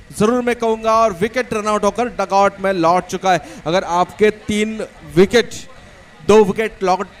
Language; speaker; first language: Hindi; non-native, local second language; Marathi